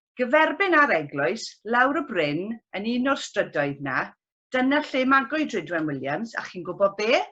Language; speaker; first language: Welsh; non-native, local second language; English